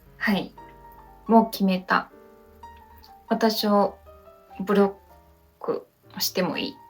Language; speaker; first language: Japanese; non-native, learner; Chinese